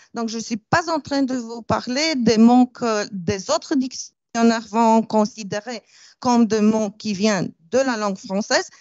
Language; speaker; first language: French; non-native, fluent; Romanian